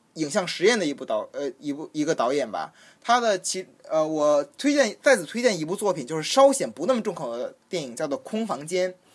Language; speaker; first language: Chinese; native; Chinese